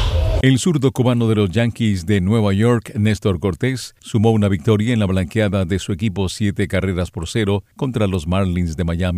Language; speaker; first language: Spanish; native; Spanish